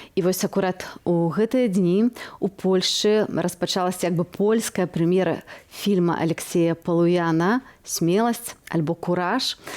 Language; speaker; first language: Belarusian; native; Belarusian